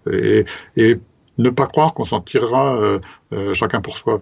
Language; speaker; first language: French; native; French